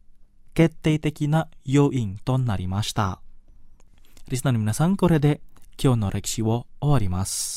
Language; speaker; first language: Japanese; non-native, fluent; Indonesian